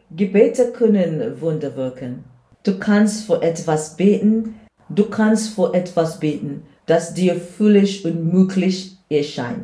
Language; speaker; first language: German; non-native, learner; English